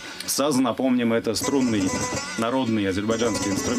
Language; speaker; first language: Russian; native; Russian